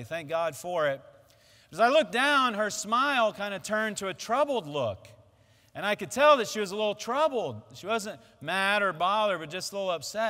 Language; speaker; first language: English; native; English